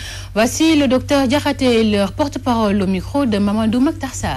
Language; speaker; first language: French; non-native, local second language; Wolof